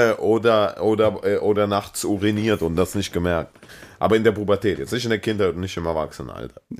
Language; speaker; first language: German; early bilingual, other home language; Russian